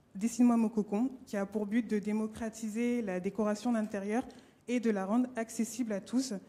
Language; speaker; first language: French; native; French